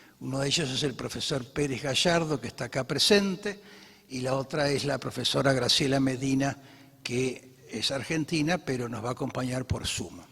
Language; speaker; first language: Spanish; native; Spanish